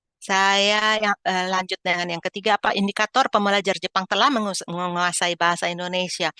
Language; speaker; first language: Indonesian; native; Indonesian